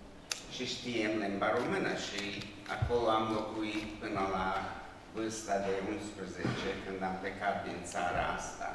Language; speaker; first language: Romanian; non-native, local second language; Hungarian